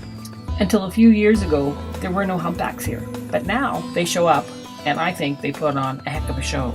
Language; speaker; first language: English; native; English